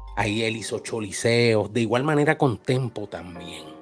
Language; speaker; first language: Spanish; native; Spanish